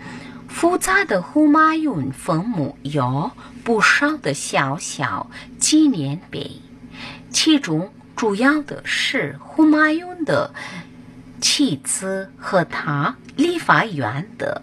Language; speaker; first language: Chinese; non-native, learner; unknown